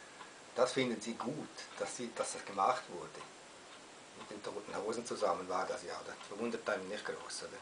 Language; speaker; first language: German; native; German